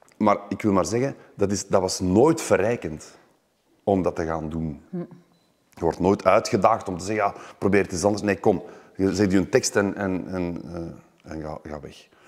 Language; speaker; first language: Dutch; native; Dutch